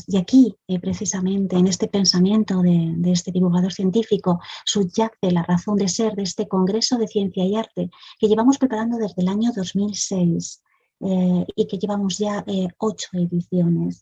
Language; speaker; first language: Spanish; native; Spanish